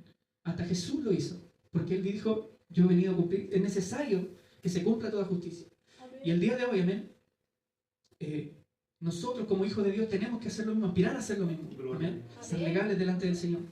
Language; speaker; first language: Spanish; native; Spanish